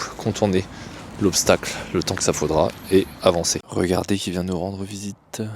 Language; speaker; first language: French; native; French